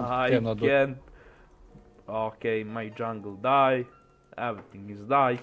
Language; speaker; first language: English; non-native, learner; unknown